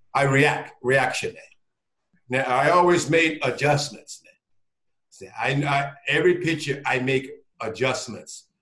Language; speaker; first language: English; native; English